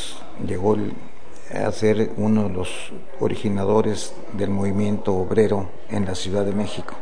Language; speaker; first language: Spanish; native; Spanish